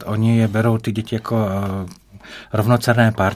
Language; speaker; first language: Czech; native; Czech